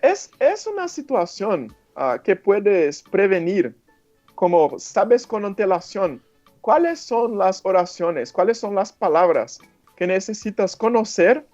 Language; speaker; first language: Spanish; non-native, fluent; Portuguese